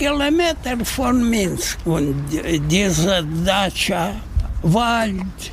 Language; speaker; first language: German; non-native, learner; Russian